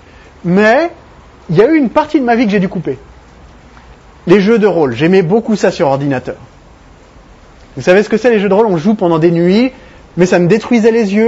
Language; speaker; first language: French; native; French